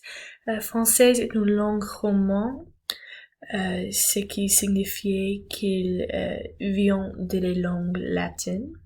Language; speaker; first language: French; non-native, learner; English